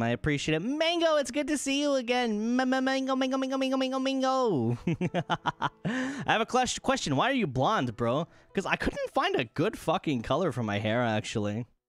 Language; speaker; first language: English; native; English